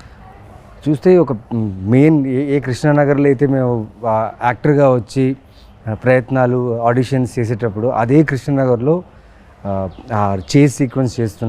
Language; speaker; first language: Telugu; native; Telugu